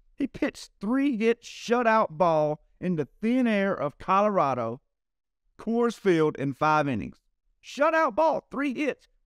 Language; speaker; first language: English; native; English